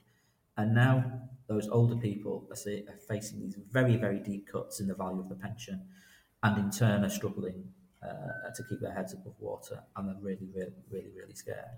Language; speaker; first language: English; native; English